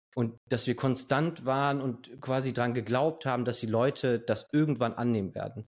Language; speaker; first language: German; early bilingual, other home language; Spanish